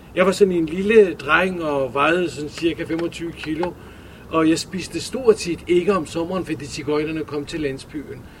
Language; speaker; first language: Danish; early bilingual, other home language; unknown